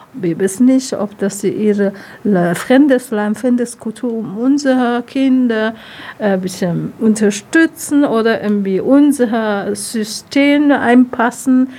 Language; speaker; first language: German; non-native, learner; Chinese